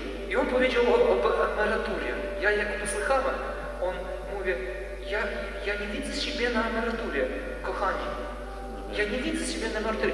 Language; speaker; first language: Polish; non-native, learner; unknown